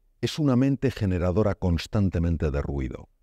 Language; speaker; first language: Spanish; native; Spanish